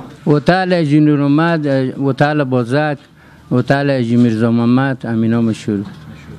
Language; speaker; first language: Persian; native; Persian